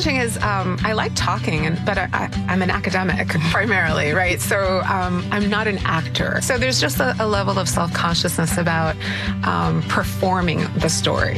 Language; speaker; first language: English; early bilingual, other home language; Spanish